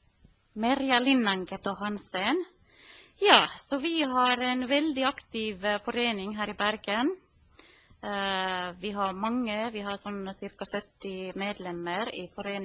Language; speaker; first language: Norwegian; non-native, fluent; Finnish